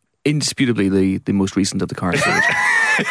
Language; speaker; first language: English; native; English